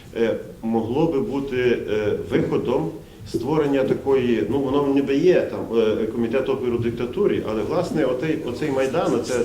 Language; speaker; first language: Ukrainian; native; Ukrainian